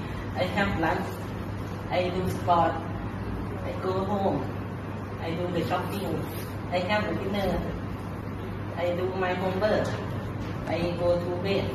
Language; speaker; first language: English; non-native, learner; Thai